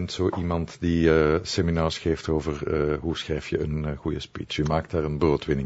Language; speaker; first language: Dutch; native; Dutch